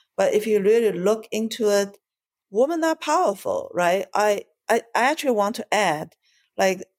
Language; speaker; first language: English; non-native, fluent; Chinese